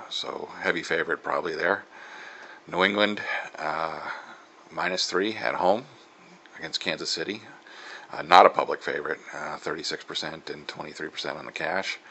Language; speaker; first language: English; native; English